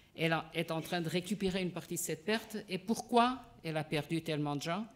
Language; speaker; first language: French; non-native, fluent; Portuguese